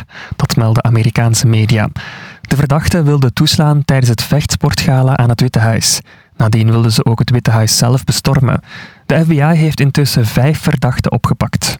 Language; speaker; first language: Dutch; native; Dutch